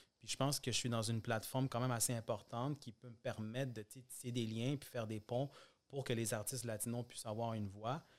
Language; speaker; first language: French; early bilingual, other home language; Spanish